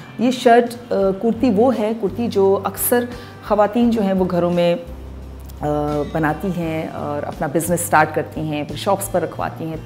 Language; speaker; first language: Urdu; native; Urdu